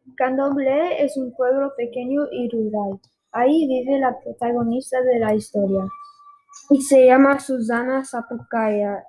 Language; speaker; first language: Spanish; non-native, learner; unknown